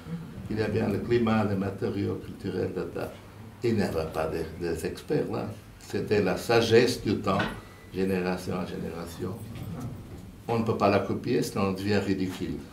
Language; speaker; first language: French; non-native, fluent; Portuguese